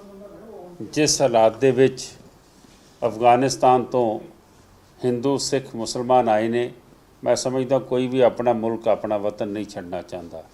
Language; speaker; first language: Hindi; non-native, local second language; Punjabi